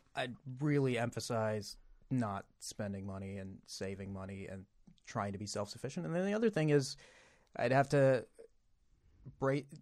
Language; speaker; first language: English; native; English